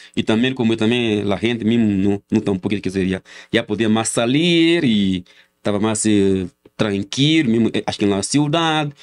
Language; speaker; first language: Spanish; non-native, learner; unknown